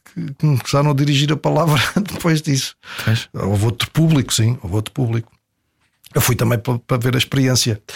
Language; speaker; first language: Portuguese; native; Portuguese